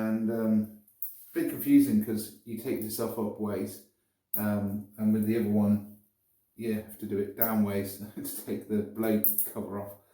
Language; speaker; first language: English; native; English